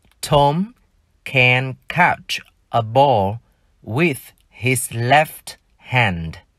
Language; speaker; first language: English; non-native, fluent; Vietnamese